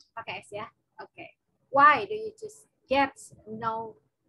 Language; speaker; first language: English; non-native, fluent; Indonesian